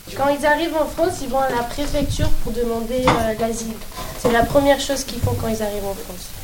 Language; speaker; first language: French; native; French